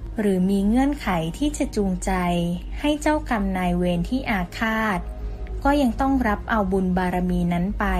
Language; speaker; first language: Thai; native; Thai